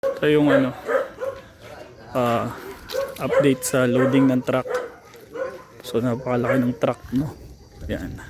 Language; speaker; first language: Filipino; native; Filipino